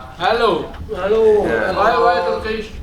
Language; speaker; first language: English; non-native, learner; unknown